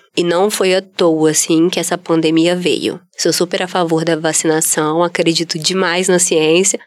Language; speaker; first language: Portuguese; native; Portuguese